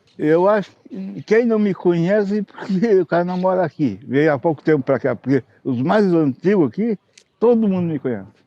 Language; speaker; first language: Portuguese; non-native, local second language; Low German